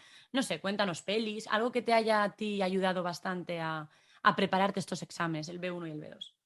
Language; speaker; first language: Spanish; native; Spanish